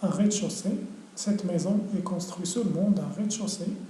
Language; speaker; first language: French; non-native, local second language; Arabic